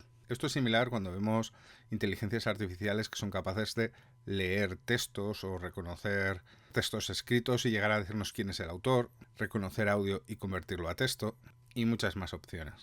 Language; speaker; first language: Spanish; native; Spanish